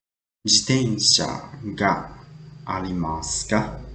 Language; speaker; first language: Japanese; non-native, fluent; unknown